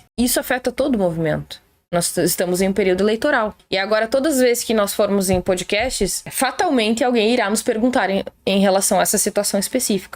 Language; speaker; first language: Portuguese; native; Portuguese